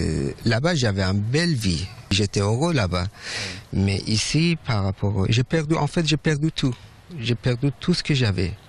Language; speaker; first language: French; non-native, fluent; Persian